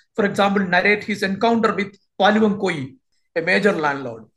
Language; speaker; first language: English; non-native, local second language; Malayalam